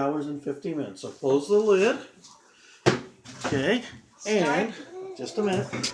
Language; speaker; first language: English; native; English